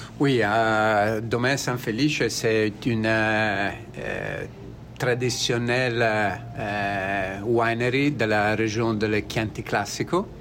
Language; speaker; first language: French; non-native, learner; Italian